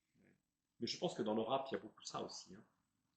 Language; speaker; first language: French; native; French